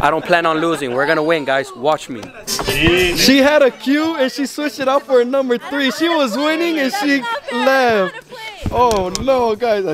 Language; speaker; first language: English; early bilingual, other home language; Spanish